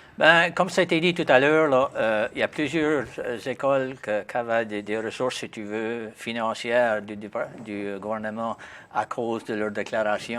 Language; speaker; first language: French; native; French